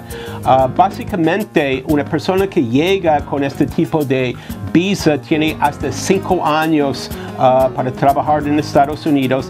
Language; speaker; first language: Spanish; non-native, fluent; English